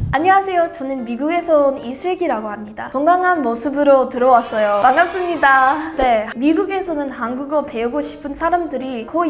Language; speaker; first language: Korean; non-native, learner; English